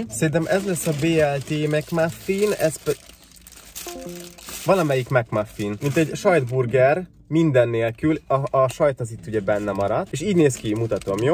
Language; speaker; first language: Hungarian; native; Hungarian